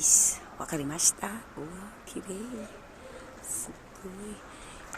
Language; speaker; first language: Japanese; non-native, learner; Filipino